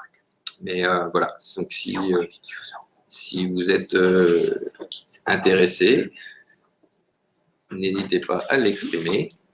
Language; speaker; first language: French; native; French